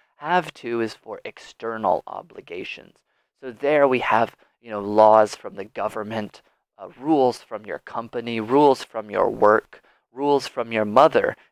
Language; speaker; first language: English; native; English